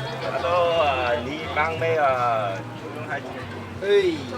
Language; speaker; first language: Japanese; non-native, fluent; Chinese